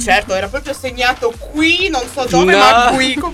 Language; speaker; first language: Italian; native; Italian